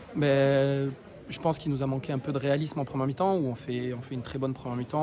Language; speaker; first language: French; native; French